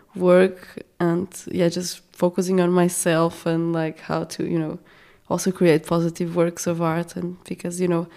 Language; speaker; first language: English; non-native, fluent; Portuguese